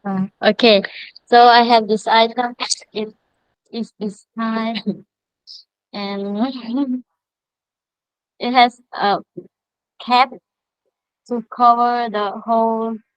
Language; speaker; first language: English; non-native, learner; Khmer